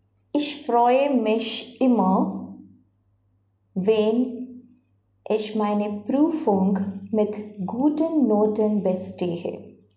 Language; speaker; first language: German; non-native, learner; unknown